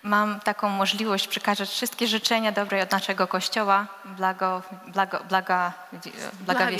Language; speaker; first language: Polish; non-native, learner; Ukrainian